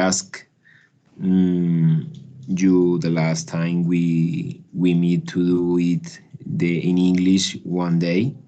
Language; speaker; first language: English; non-native, learner; Spanish